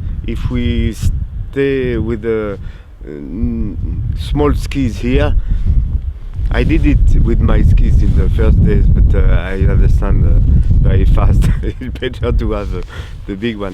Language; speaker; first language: English; non-native, learner; French